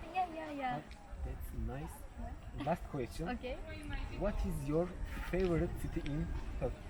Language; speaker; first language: English; non-native, learner; Turkish